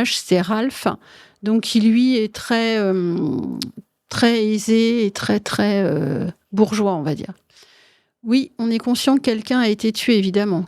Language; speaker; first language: French; native; French